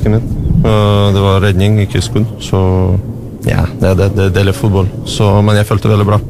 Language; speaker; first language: Norwegian; non-native, learner; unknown